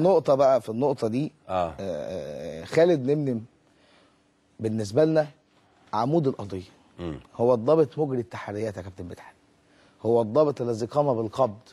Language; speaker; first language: Arabic; native; Arabic